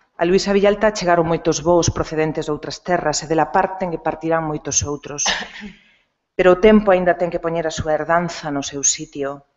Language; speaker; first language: Galician; non-native, local second language; Spanish